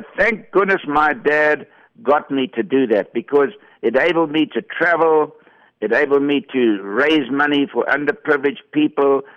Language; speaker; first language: English; native; English